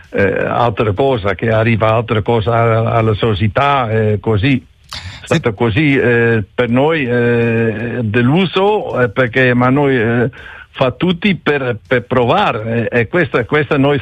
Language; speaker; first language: Italian; non-native, learner; Dutch